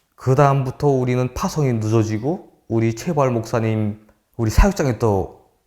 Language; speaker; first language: Korean; native; Korean